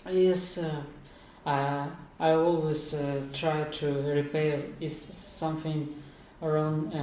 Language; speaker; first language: English; non-native, learner; Kazakh